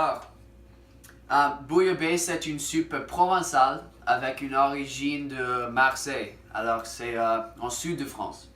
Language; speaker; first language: French; non-native, learner; English